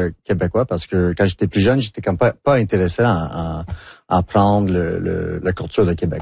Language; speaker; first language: French; non-native, local second language; English